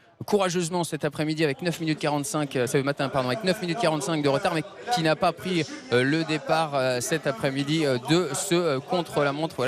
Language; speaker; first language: French; native; French